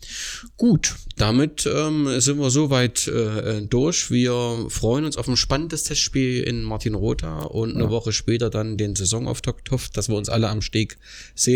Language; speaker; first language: German; native; German